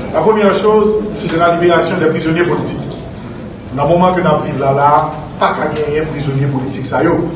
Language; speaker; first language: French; non-native, local second language; Haitian Creole